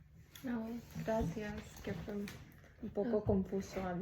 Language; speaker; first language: Spanish; early bilingual, heritage; Spanish